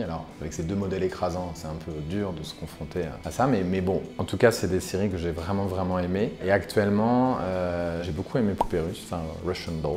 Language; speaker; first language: French; native; French